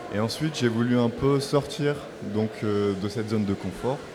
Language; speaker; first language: French; native; French